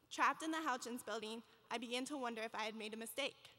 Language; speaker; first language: English; native; English